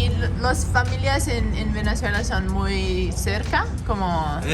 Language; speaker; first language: Spanish; non-native, learner; English